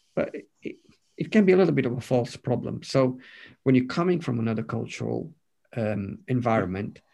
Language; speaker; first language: English; non-native, fluent; Romanian